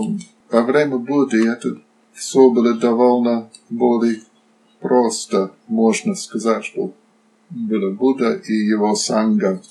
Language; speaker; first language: Russian; non-native, fluent; Slovak